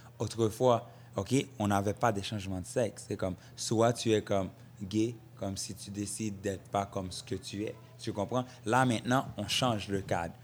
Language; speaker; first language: French; non-native, local second language; Haitian Creole